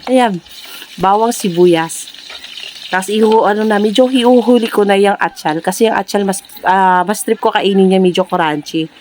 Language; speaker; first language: Filipino; non-native, local second language; Cebuano